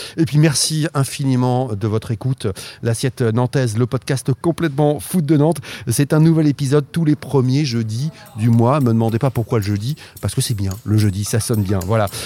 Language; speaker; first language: French; native; French